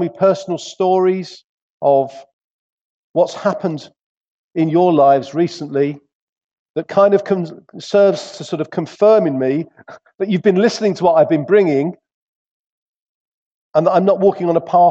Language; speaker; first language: English; native; English